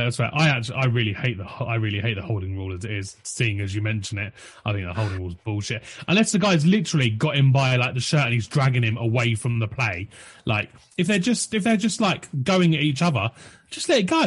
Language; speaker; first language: English; native; English